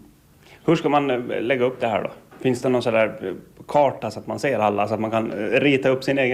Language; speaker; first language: Swedish; native; Swedish